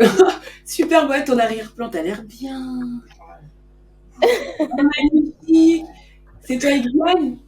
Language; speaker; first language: French; native; French